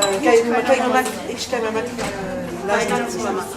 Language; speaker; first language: Turkish; non-native, learner; French